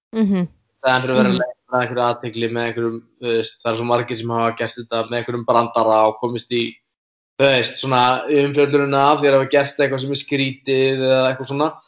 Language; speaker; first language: Icelandic; native; Icelandic